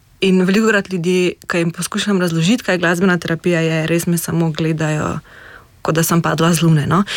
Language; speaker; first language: Slovenian; native; Slovenian